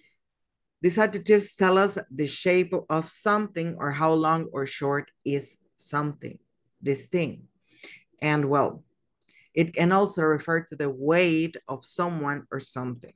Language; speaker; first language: English; non-native, fluent; Spanish